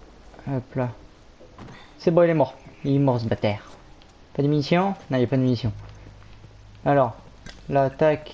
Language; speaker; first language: French; native; French